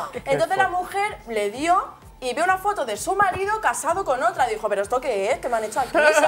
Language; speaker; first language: Spanish; native; Spanish